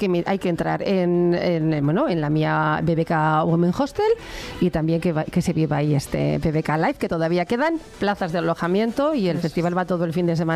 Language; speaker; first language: Spanish; native; Spanish